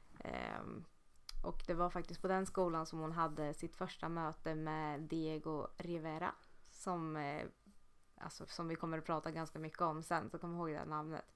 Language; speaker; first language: Swedish; native; Swedish